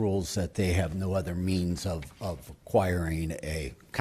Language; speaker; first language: English; native; English